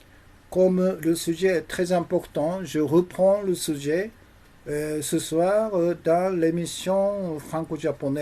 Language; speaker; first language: French; non-native, learner; Japanese